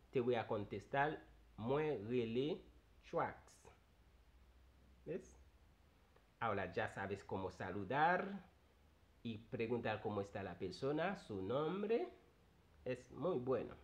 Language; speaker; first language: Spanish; non-native, fluent; Haitian Creole